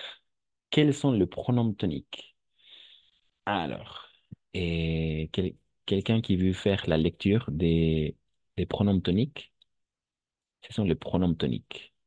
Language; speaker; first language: French; non-native, fluent; Spanish